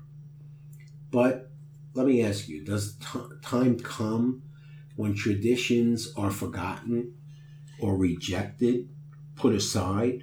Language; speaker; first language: English; native; English